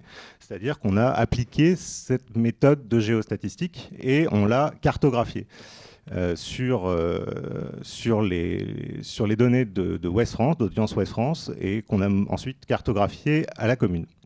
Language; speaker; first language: French; native; French